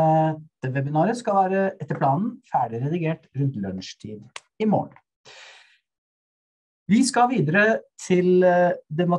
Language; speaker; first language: Norwegian; native; Norwegian